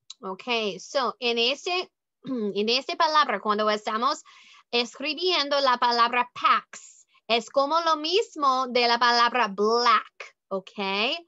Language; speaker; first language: Spanish; non-native, learner; English